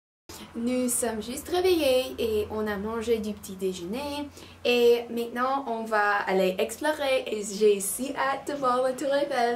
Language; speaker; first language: French; non-native, learner; English